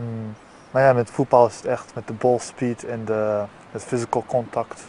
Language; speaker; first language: Dutch; early bilingual, heritage; Dutch